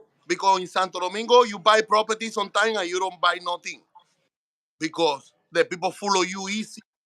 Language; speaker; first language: English; non-native, learner; Spanish